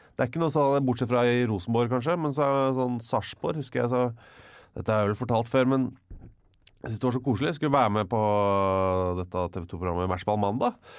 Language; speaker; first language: Norwegian; native; Norwegian